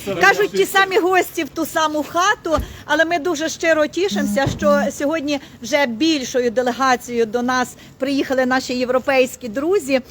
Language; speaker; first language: Ukrainian; native; Ukrainian